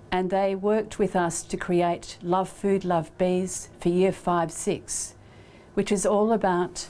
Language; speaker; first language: English; native; English